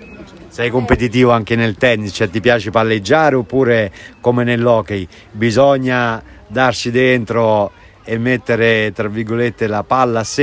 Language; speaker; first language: Italian; native; Italian